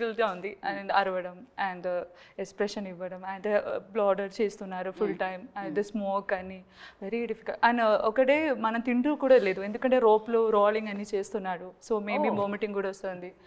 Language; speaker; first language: Telugu; non-native, learner; Malayalam